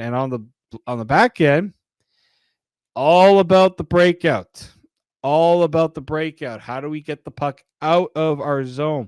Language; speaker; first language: English; native; English